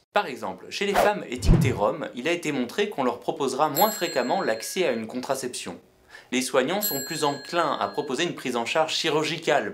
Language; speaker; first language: French; native; French